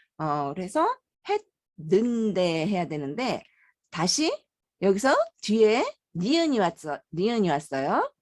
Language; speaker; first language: Korean; native; Korean